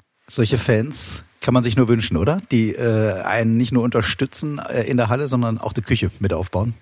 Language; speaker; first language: German; native; German